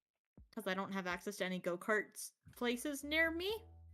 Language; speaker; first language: English; native; English